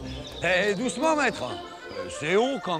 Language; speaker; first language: French; native; French